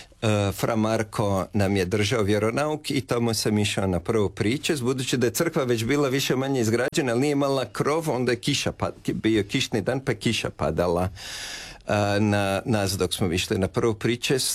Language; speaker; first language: Serbian; native; Serbian